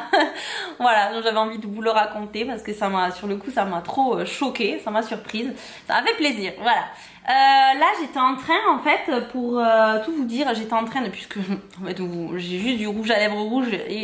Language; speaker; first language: French; native; French